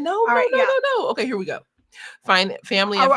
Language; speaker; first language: English; native; English